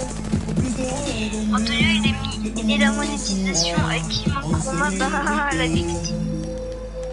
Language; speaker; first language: French; native; French